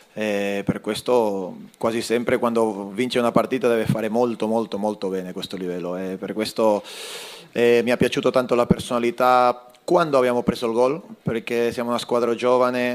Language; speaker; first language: Italian; non-native, fluent; Spanish